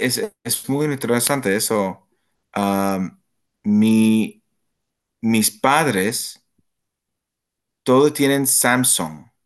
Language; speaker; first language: Spanish; non-native, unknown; English